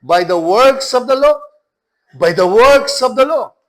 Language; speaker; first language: English; non-native, local second language; Filipino